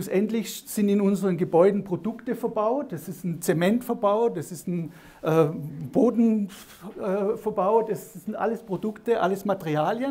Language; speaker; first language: German; native; German